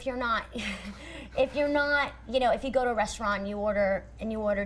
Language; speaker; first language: English; native; English